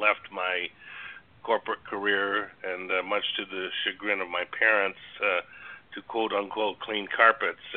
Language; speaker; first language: English; native; English